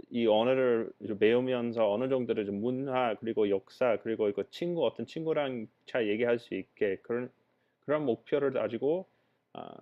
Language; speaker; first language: Korean; non-native, fluent; English